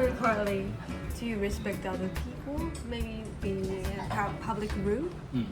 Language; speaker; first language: English; non-native, learner; Japanese